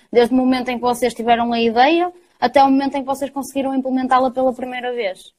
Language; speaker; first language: Portuguese; native; Portuguese